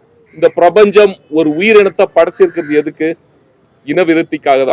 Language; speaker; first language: Tamil; native; Tamil